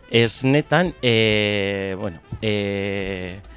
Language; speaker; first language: Basque; non-native, local second language; Spanish